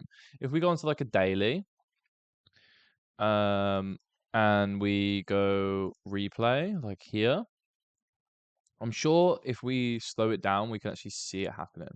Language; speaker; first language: English; native; English